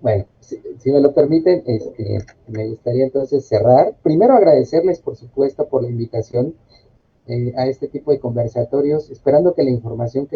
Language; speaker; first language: Spanish; native; Spanish